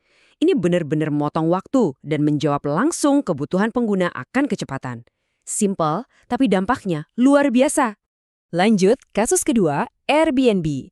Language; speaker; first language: Indonesian; native; Indonesian